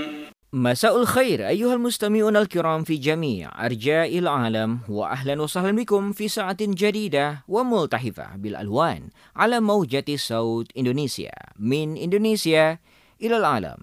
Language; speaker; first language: Arabic; non-native, fluent; Indonesian